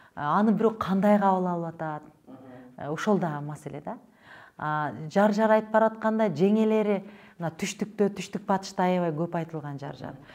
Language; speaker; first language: Kyrgyz; native; Kyrgyz